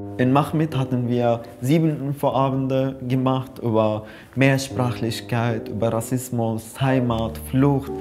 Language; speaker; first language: German; non-native, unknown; Arabic